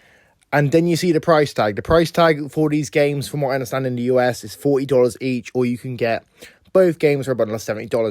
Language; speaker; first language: English; native; English